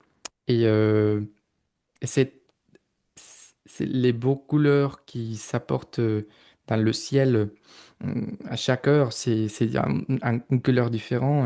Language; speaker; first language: French; non-native, fluent; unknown